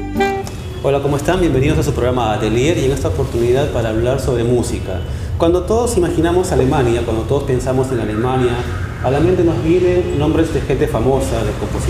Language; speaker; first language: Spanish; native; Spanish